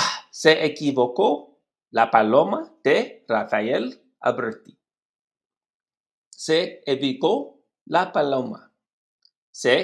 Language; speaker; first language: Spanish; non-native, learner; English